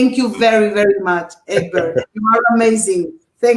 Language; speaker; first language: English; non-native, learner; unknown